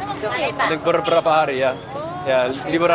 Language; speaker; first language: Indonesian; non-native, learner; English